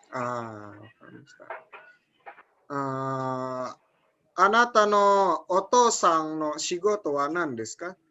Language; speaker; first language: Japanese; non-native, fluent; Indonesian